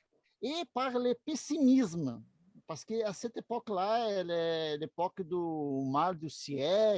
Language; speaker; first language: French; non-native, learner; Portuguese